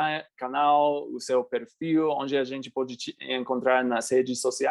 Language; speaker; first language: Portuguese; non-native, fluent; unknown